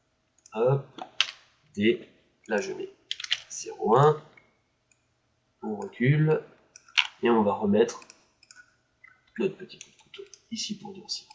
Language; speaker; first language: French; native; French